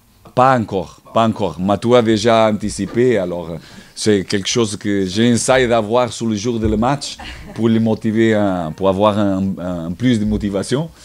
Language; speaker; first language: French; non-native, learner; Portuguese